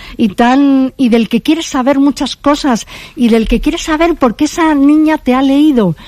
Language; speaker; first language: Spanish; native; Spanish